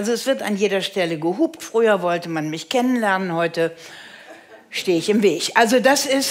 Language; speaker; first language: German; native; German